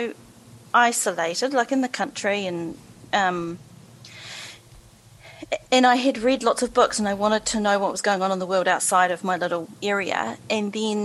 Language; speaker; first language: English; native; English